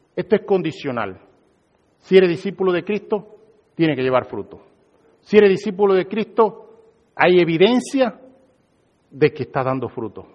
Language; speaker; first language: Spanish; native; Spanish